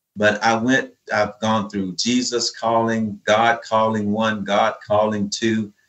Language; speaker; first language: English; native; English